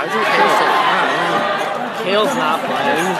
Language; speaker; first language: English; native; English